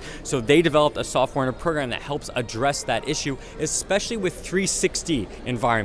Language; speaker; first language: English; native; English